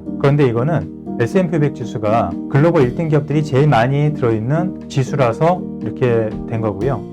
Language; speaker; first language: Korean; native; Korean